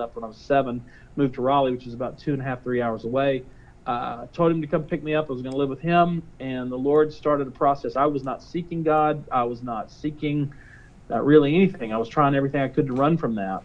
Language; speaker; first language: English; native; English